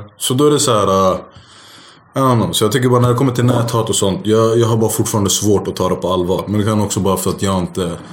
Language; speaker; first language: Swedish; early bilingual, other home language; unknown